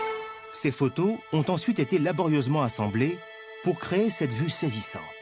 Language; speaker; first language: French; native; French